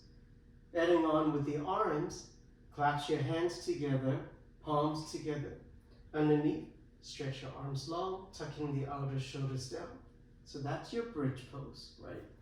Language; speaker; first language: English; native; English